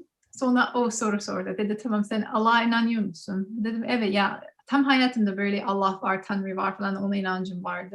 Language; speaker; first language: Turkish; non-native, learner; English